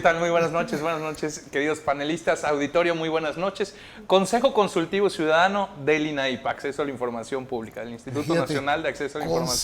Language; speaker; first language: Spanish; native; Spanish